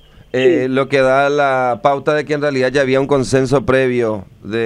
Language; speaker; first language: Spanish; native; Spanish